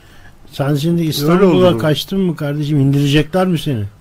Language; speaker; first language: Turkish; native; Turkish